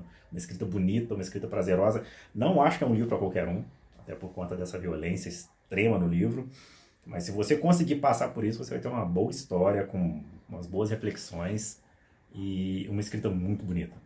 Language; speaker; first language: Portuguese; native; Portuguese